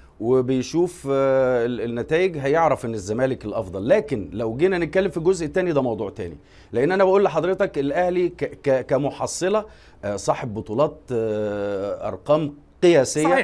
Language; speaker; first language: Arabic; native; Arabic